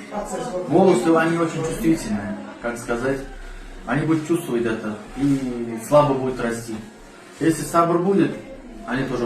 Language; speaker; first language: Russian; non-native, learner; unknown